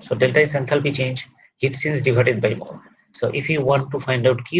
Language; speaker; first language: English; non-native, local second language; Bangla